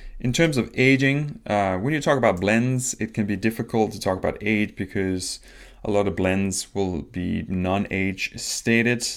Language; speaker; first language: English; non-native, fluent; Danish